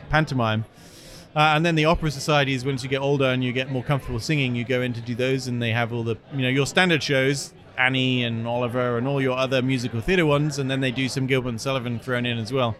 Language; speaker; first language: English; native; English